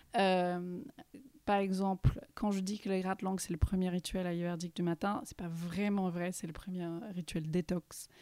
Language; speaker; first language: French; early bilingual, heritage; English